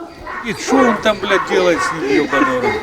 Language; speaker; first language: Russian; native; Russian